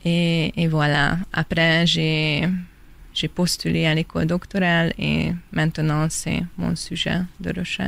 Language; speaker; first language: French; non-native, fluent; Hungarian